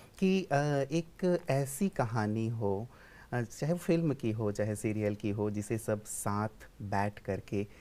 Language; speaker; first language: Hindi; native; Hindi